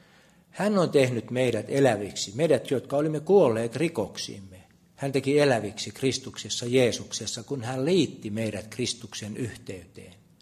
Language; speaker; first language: Finnish; native; Finnish